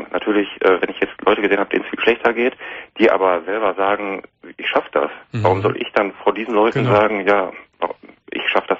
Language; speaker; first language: German; native; German